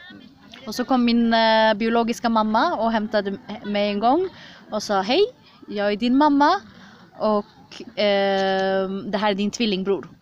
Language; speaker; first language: Swedish; early bilingual, other home language; Kurdish